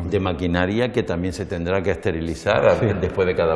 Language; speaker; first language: Spanish; native; Spanish